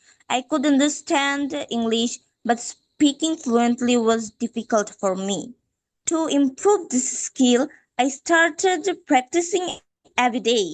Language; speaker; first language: English; non-native, fluent; Bangla